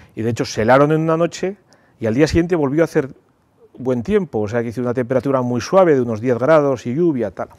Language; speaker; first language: Spanish; native; Spanish